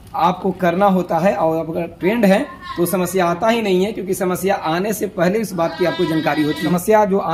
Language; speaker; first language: Hindi; native; Hindi